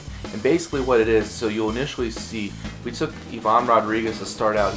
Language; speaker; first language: English; native; English